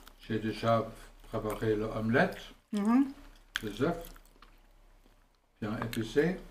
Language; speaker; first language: French; non-native, learner; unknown